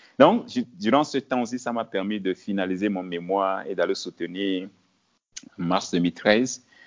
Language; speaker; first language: French; non-native, local second language; Ewe